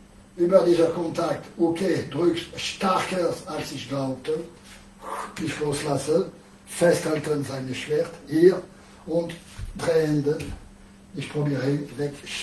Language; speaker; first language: German; non-native, learner; French